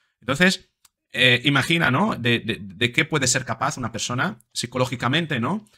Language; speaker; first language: Spanish; non-native, fluent; Italian